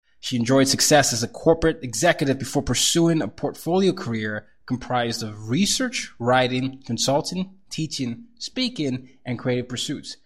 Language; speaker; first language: English; non-native, local second language; Yoruba